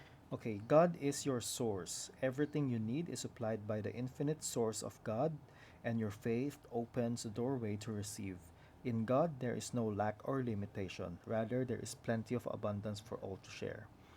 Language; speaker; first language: English; non-native, local second language; Filipino